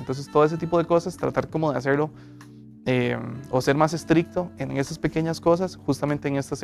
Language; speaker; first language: Spanish; native; Spanish